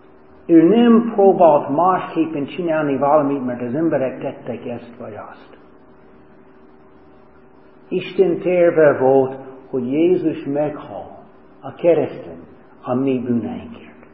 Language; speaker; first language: Hungarian; non-native, fluent; English